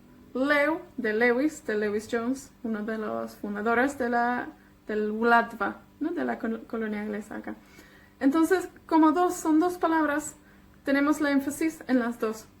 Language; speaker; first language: Spanish; non-native, fluent; Welsh